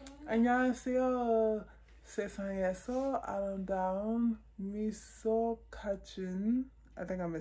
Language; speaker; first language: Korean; non-native, learner; English